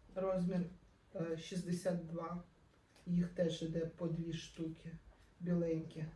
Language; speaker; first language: Ukrainian; non-native, local second language; Russian